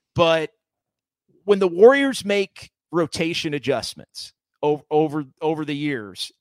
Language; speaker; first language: English; native; English